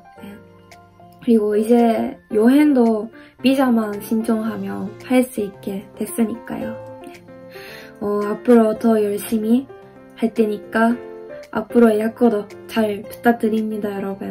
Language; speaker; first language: Korean; non-native, fluent; Japanese